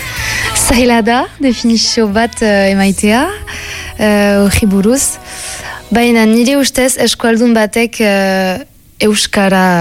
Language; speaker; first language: Basque; non-native, local second language; French